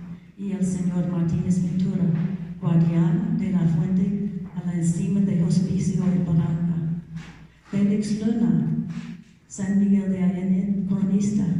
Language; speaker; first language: Spanish; non-native, learner; English